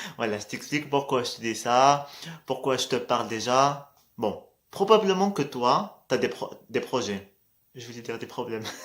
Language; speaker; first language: French; non-native, local second language; Arabic